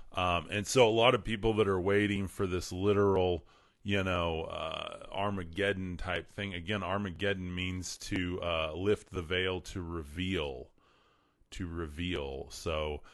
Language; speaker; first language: English; native; English